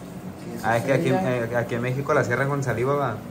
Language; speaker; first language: Spanish; native; Spanish